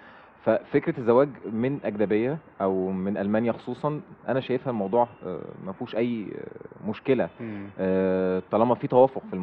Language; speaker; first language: Arabic; native; Arabic